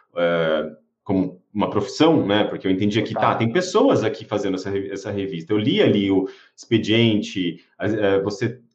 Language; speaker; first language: Portuguese; native; Portuguese